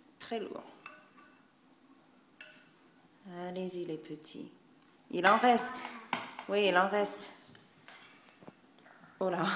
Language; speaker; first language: French; non-native, fluent; English